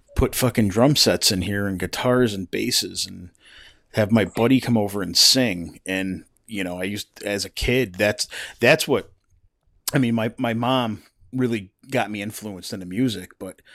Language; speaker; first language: English; native; English